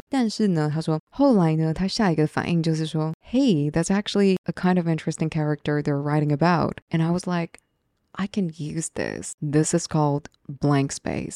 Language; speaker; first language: English; non-native, fluent; Chinese